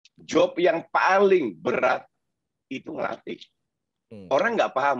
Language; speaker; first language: Indonesian; non-native, fluent; Dutch